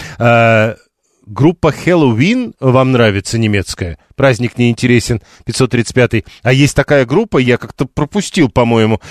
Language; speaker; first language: Russian; native; Russian